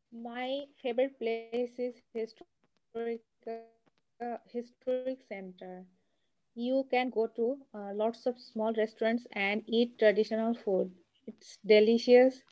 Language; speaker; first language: English; non-native, learner; Bangla